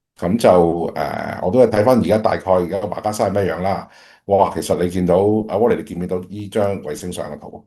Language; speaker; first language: Cantonese; native; Cantonese